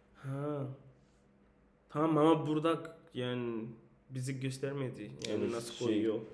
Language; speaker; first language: Turkish; non-native, learner; English